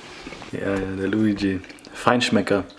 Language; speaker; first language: German; native; German